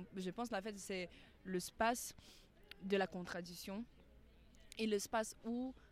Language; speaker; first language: French; non-native, fluent; Portuguese